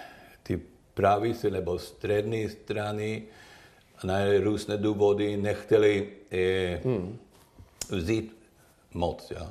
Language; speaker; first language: Czech; non-native, learner; Swedish